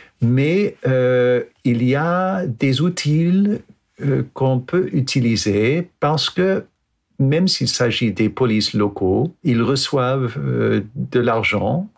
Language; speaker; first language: French; non-native, fluent; English